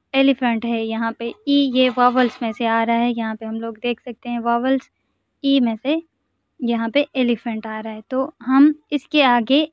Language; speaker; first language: Urdu; non-native, local second language; Sindhi